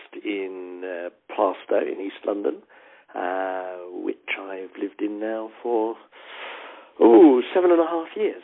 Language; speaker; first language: English; native; English